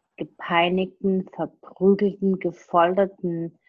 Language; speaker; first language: German; native; German